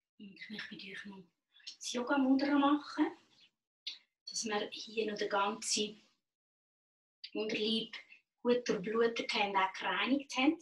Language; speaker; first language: German; native; German